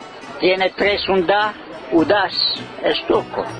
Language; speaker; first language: Spanish; early bilingual, heritage; Ladino